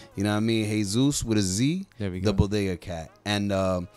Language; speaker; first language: English; native; English